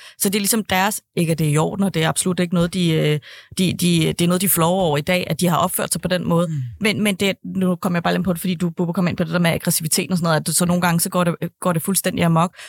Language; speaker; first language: Danish; native; Danish